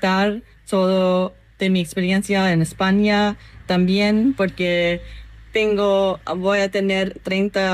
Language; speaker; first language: Spanish; non-native, fluent; English